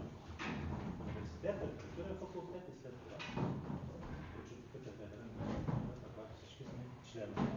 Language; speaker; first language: Bulgarian; native; Bulgarian